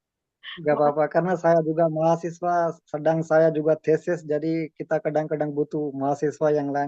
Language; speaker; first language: Indonesian; non-native, learner; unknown